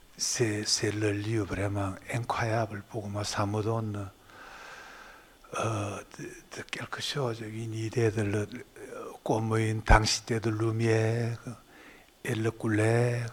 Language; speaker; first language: French; non-native, learner; Korean